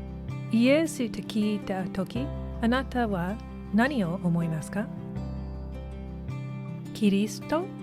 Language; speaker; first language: Japanese; non-native, learner; English